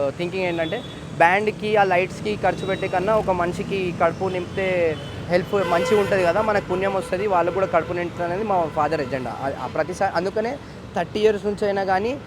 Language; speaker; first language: Telugu; native; Telugu